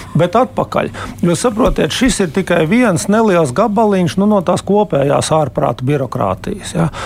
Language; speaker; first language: Latvian; native; Latvian